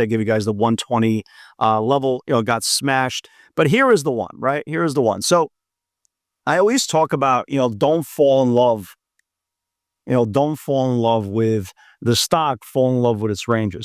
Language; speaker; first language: English; native; English